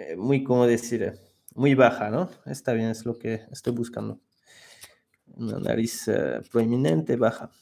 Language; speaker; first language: Spanish; non-native, fluent; French